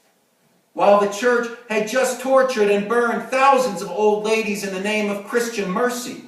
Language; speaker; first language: English; native; English